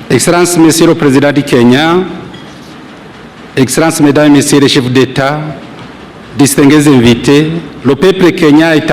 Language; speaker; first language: French; non-native, local second language; Rundi